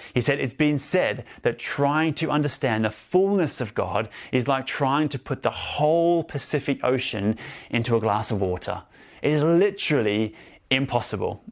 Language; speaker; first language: English; native; English